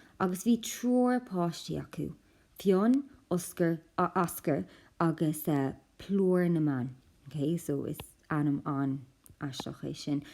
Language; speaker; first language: Irish; non-native, local second language; English